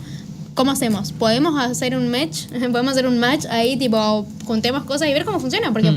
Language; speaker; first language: Spanish; native; Spanish